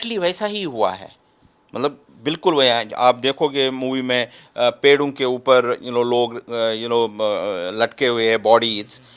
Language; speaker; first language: Hindi; native; Hindi